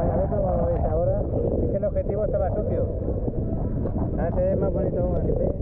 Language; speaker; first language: Spanish; native; Spanish